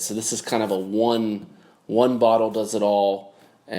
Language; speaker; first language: English; native; English